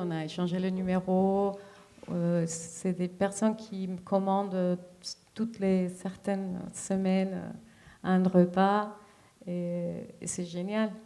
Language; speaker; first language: French; non-native, fluent; Spanish